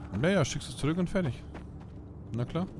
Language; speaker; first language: German; native; German